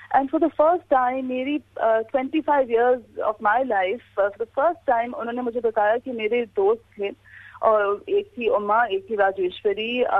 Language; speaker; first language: Urdu; native; Urdu